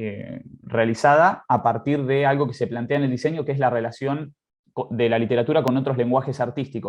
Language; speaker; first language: Spanish; native; Spanish